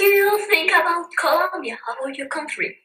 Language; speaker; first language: English; non-native, learner; Spanish